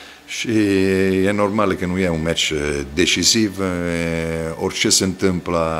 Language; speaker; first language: Romanian; non-native, fluent; Italian